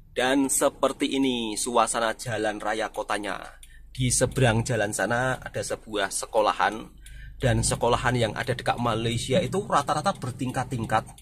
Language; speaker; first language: Indonesian; native; Indonesian